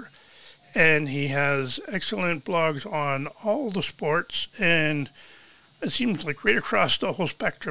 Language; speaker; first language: English; native; English